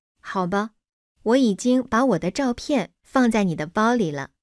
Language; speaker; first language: Chinese; non-native, fluent; Vietnamese